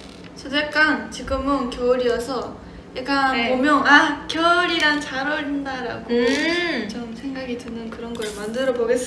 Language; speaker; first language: Korean; non-native, fluent; Japanese